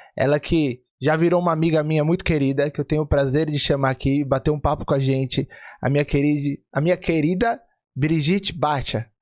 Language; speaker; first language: Portuguese; native; Portuguese